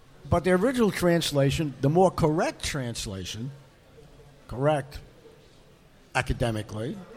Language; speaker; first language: English; native; English